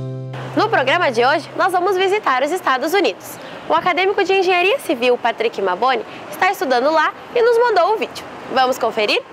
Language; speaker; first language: Portuguese; native; Portuguese